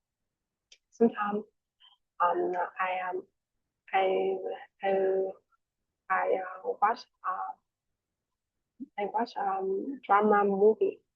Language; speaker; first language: English; non-native, learner; Vietnamese